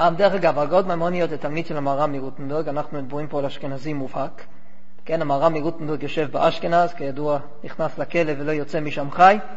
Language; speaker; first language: Hebrew; non-native, fluent; English